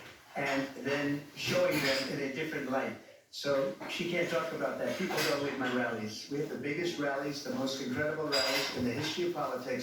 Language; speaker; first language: English; native; English